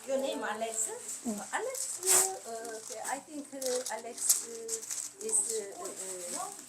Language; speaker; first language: English; non-native, learner; Korean